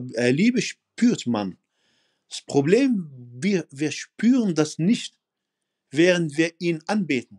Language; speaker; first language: German; non-native, fluent; Arabic